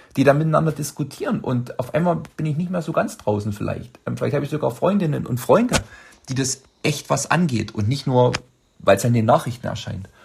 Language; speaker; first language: German; native; German